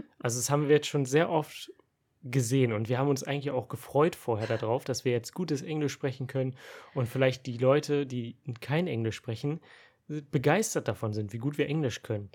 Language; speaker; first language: German; native; German